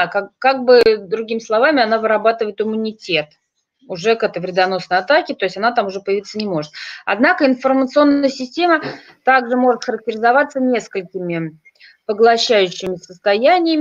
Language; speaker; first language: Russian; native; Russian